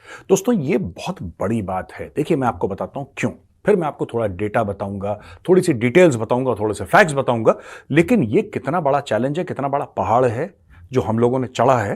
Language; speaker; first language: Hindi; native; Hindi